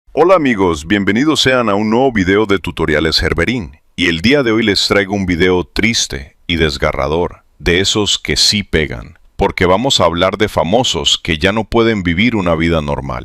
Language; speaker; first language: Spanish; native; Spanish